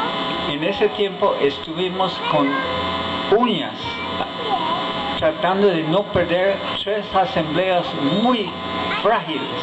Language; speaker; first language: Spanish; non-native, fluent; English